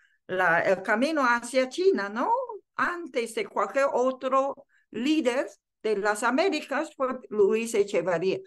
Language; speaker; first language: Spanish; non-native, fluent; Chinese